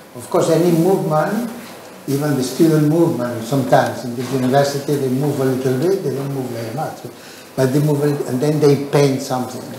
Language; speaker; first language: English; non-native, fluent; Catalan